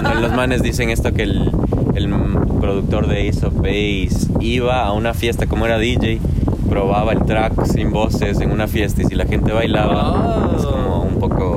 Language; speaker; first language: Spanish; native; Spanish